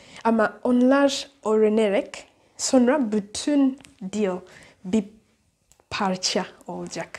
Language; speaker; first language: Turkish; non-native, learner; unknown